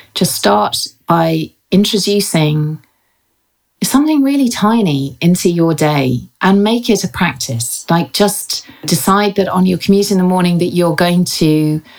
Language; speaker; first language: English; native; English